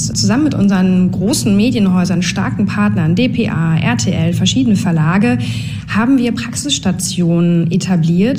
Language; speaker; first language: German; native; German